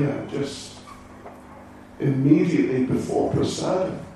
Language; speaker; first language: English; native; English